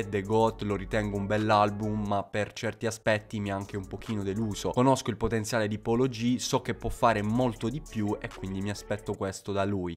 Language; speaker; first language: Italian; native; Italian